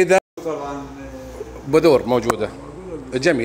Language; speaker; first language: Arabic; native; Arabic